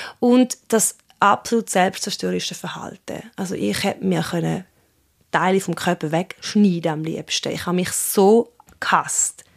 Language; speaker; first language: German; early bilingual, other home language; Swiss German